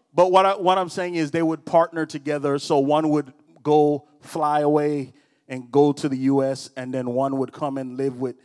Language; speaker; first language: English; early bilingual, other home language; Spanish